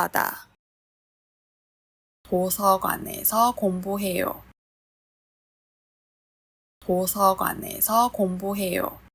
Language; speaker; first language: Korean; non-native, fluent; Chinese